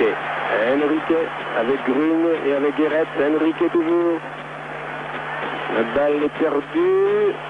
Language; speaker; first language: French; native; French